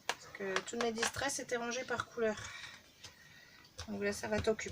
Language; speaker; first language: French; native; French